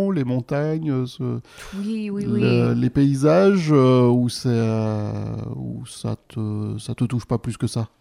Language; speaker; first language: French; native; French